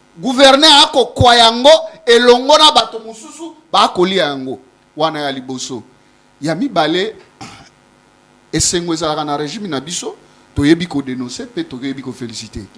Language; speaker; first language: Lingala; native; Lingala